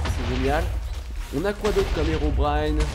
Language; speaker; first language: French; native; French